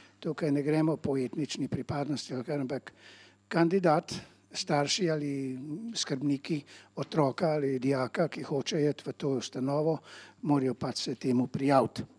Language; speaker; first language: Slovenian; early bilingual, heritage; Slovenian